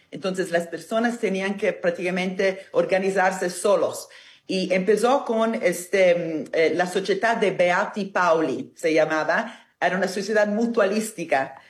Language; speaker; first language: Spanish; non-native, fluent; Italian